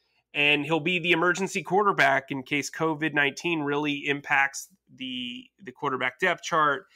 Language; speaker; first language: English; native; English